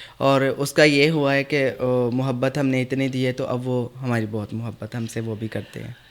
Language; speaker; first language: Urdu; non-native, local second language; Punjabi